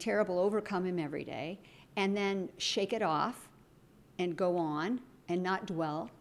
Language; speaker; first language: English; native; English